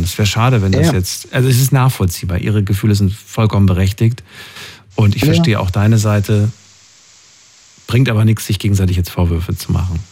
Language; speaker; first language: German; native; German